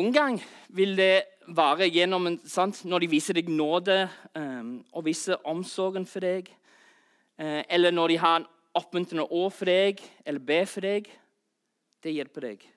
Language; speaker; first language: Norwegian; non-native, fluent; English